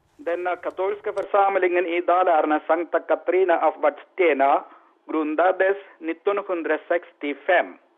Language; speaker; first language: Swedish; non-native, learner; Malayalam